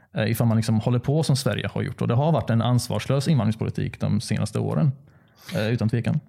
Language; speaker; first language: Swedish; early bilingual, other home language; Bosnian